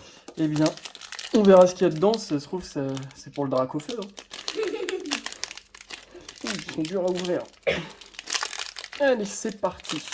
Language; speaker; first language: French; native; French